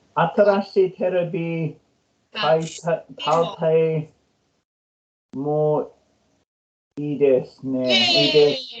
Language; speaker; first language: Japanese; non-native, learner; English